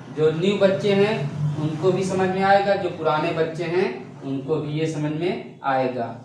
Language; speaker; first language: Hindi; native; Hindi